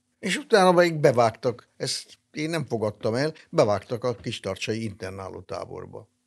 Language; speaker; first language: Hungarian; non-native, local second language; German